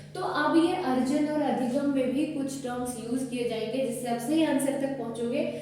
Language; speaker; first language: Hindi; native; Hindi